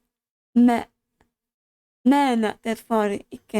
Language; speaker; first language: Norwegian; non-native, learner; English